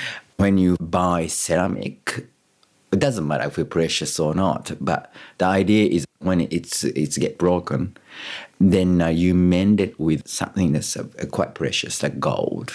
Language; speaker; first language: English; non-native, fluent; Japanese